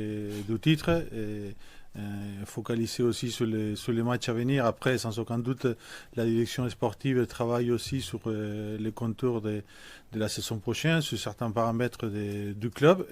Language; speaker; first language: French; non-native, fluent; Spanish